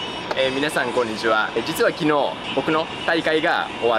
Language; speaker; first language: Japanese; native; Japanese